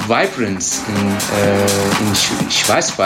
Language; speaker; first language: German; non-native, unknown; Turkish